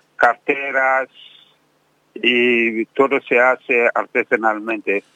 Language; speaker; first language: Spanish; non-native, fluent; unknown